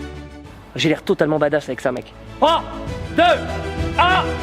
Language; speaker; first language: French; native; French